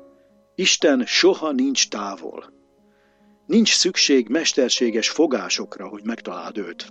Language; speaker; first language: Hungarian; native; Hungarian